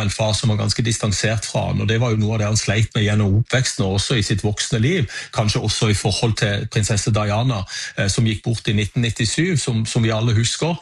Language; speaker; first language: Norwegian; native; Norwegian